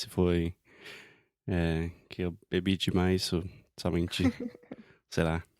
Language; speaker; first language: Portuguese; non-native, fluent; English